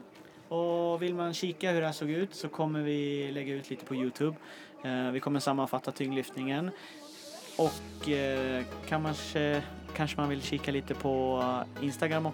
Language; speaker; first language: Swedish; native; Swedish